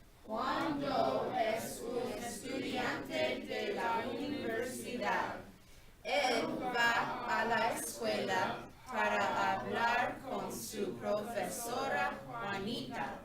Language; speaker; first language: Spanish; non-native, learner; English